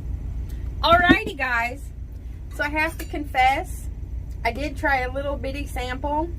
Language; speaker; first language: English; native; English